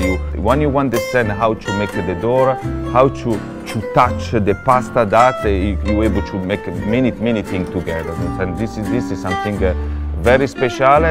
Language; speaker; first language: English; non-native, learner; Italian